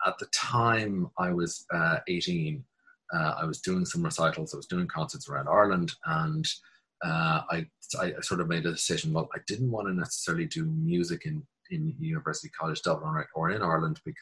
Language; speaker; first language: English; native; English